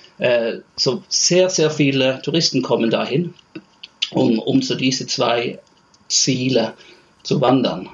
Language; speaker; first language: German; non-native, fluent; Norwegian